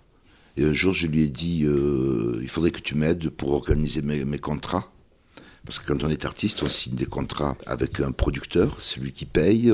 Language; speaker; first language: French; early bilingual, other home language; Kabyle